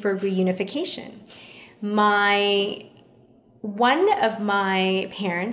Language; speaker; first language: English; early bilingual, other home language; Vietnamese